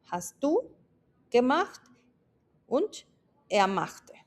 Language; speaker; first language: German; non-native, fluent; Spanish